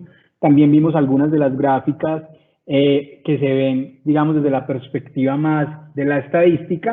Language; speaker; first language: Spanish; native; Spanish